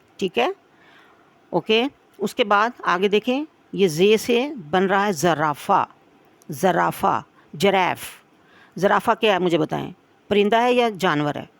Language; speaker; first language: Urdu; native; Urdu